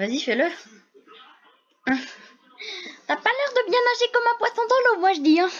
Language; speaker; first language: French; native; French